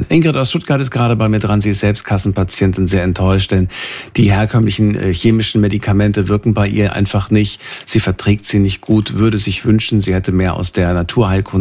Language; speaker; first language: German; native; German